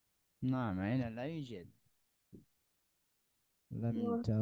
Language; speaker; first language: Arabic; non-native, fluent; Indonesian